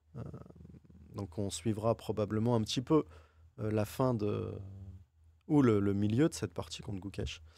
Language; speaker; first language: French; native; French